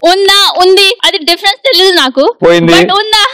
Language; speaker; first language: Telugu; non-native, local second language; Hindi